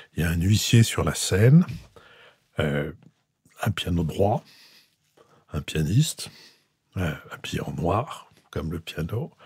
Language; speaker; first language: French; native; French